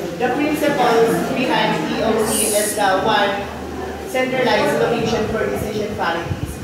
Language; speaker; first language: English; non-native, local second language; Filipino